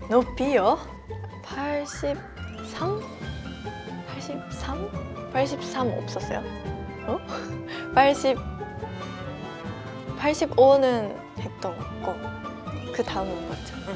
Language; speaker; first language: Korean; non-native, fluent; Japanese